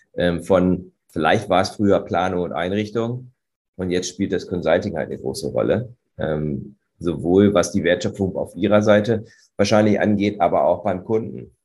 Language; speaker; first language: German; native; German